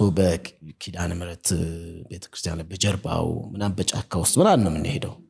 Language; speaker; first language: Amharic; native; Amharic